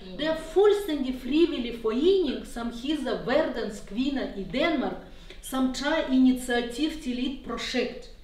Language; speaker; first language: Danish; non-native, fluent; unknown